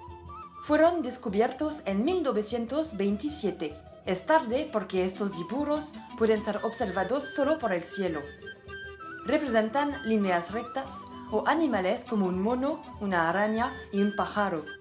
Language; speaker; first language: Spanish; non-native, learner; French